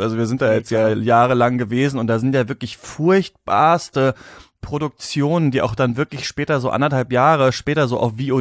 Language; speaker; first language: German; native; German